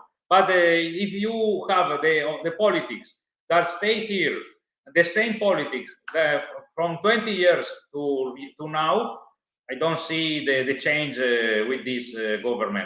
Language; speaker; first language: English; non-native, learner; Italian